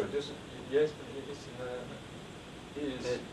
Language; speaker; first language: English; non-native, learner; Chinese